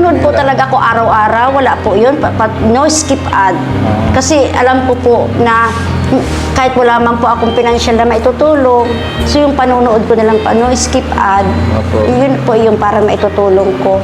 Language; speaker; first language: Filipino; non-native, local second language; Bikol